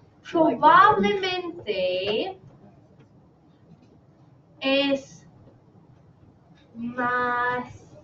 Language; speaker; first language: Spanish; non-native, fluent; English